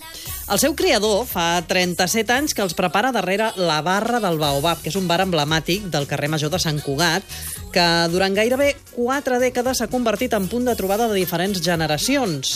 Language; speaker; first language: Catalan; native; Catalan